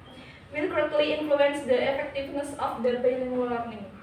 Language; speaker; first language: English; non-native, learner; Indonesian